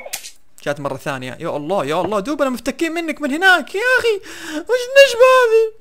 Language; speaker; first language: Arabic; native; Arabic